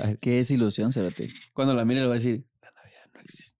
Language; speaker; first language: Spanish; native; Spanish